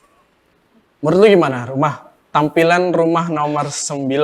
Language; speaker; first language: Indonesian; native; Indonesian